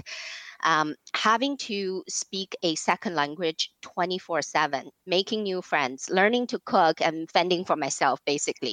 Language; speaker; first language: English; non-native, fluent; Chinese